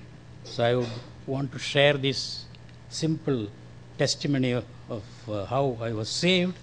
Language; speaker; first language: English; non-native, local second language; Malayalam